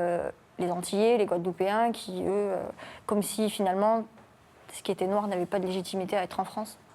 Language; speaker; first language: French; native; French